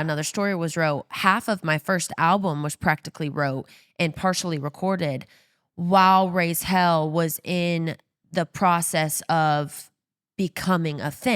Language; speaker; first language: English; native; English